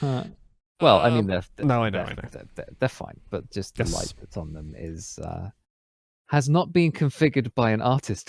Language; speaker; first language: English; native; English